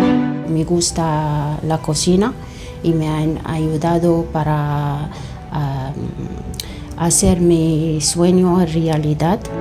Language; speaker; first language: Spanish; non-native, fluent; Arabic